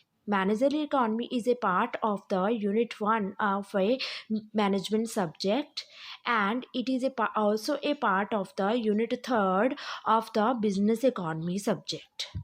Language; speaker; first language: English; non-native, local second language; Hindi